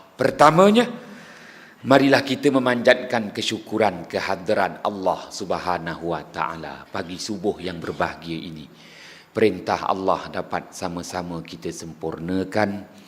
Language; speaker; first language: Malay; native; Malay